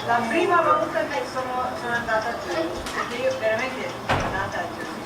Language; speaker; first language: Italian; early bilingual, heritage; English